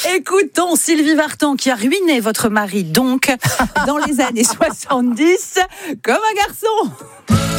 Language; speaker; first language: French; native; French